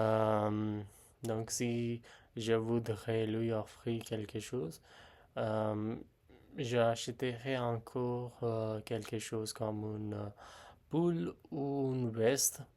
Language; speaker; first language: French; non-native, learner; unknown